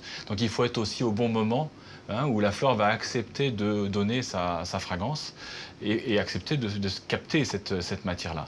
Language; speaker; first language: French; native; French